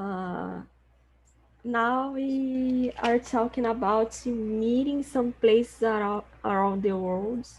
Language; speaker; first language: English; non-native, learner; Portuguese